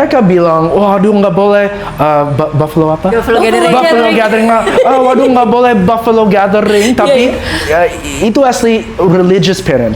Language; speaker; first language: Indonesian; non-native, learner; English